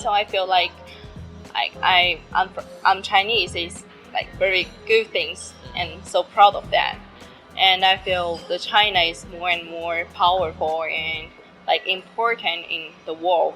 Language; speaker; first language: English; non-native, learner; Chinese